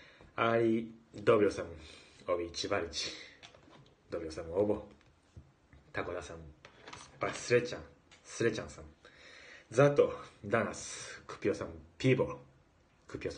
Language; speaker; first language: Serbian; non-native, learner; Japanese